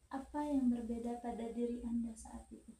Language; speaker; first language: Indonesian; native; Indonesian